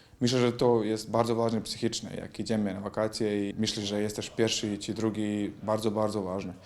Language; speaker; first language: Polish; non-native, learner; Croatian